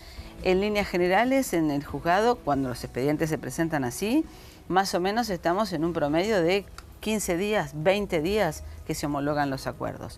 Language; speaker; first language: Spanish; native; Spanish